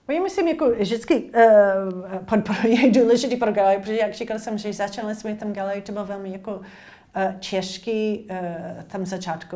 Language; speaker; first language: Czech; non-native, learner; English